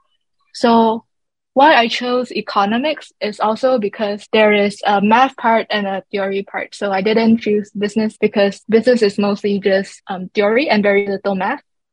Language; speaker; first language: English; non-native, local second language; Chinese